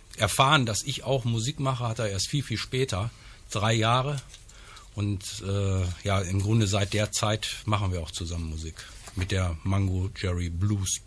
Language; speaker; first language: German; native; German